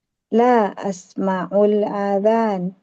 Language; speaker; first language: Arabic; non-native, learner; Indonesian